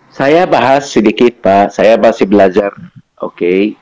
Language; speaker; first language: Indonesian; non-native, fluent; Arabic